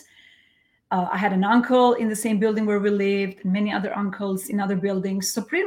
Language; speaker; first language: English; non-native, fluent; Albanian